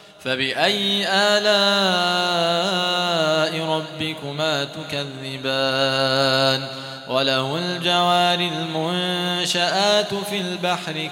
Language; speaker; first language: Arabic; native; Arabic